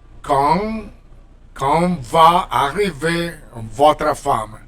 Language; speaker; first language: French; non-native, fluent; Spanish